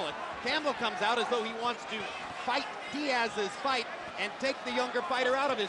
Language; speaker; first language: English; native; English